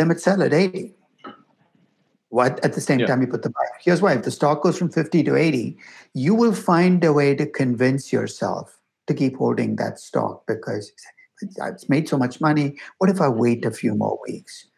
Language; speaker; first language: English; non-native, local second language; Tamil